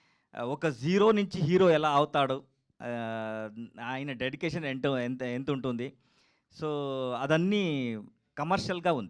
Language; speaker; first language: Telugu; non-native, learner; Kannada